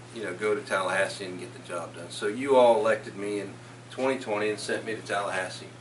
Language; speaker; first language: English; native; English